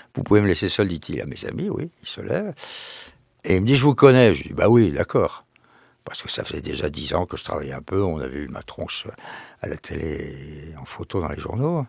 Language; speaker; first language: French; native; French